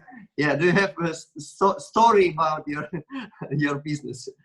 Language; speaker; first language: English; non-native, learner; Russian